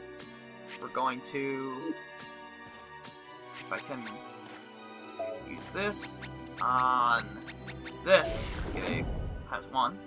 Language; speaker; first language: English; native; English